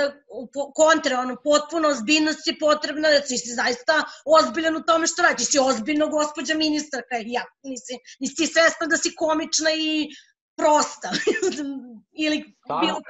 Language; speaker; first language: Serbian; native; Serbian